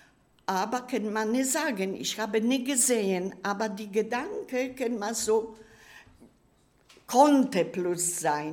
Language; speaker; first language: German; non-native, learner; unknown